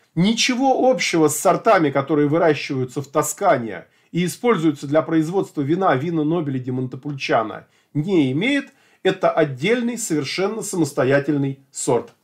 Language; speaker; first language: Russian; native; Russian